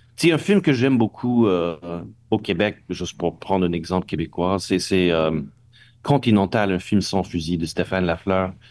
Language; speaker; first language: French; non-native, local second language; English